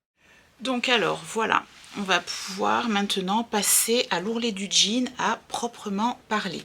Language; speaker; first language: French; native; French